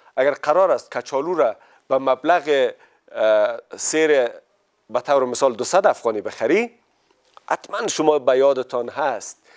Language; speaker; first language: Persian; native; Persian